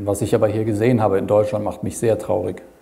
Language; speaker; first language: German; native; German